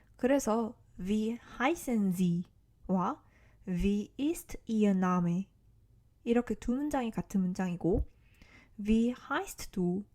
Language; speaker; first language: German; non-native, learner; Korean